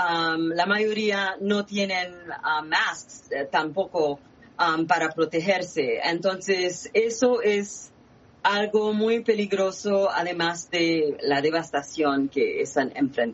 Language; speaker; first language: Spanish; non-native, fluent; Haitian Creole